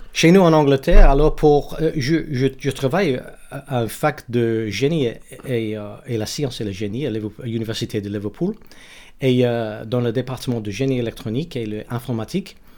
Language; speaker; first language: French; non-native, learner; English